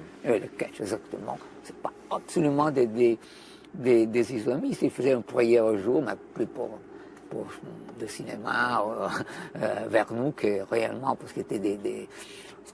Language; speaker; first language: French; non-native, fluent; Italian